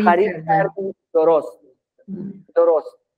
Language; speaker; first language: Persian; non-native, fluent; Urdu